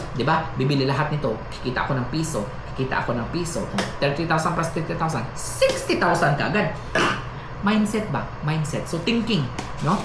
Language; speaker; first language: Filipino; non-native, local second language; Cebuano